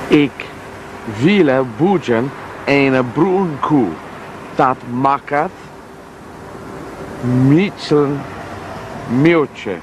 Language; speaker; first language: Dutch; non-native, learner; English